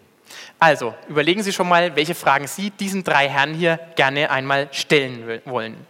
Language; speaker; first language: German; native; German